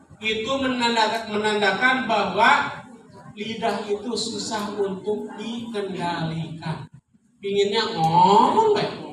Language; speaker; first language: Indonesian; non-native, local second language; Sundanese